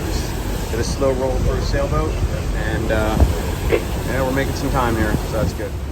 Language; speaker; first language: English; native; English